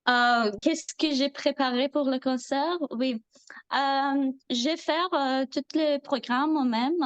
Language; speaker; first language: French; non-native, learner; Persian